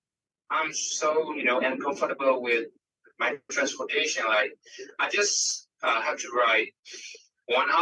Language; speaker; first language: English; non-native, learner; Vietnamese